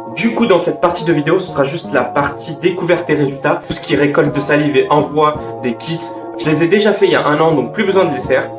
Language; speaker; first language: French; native; French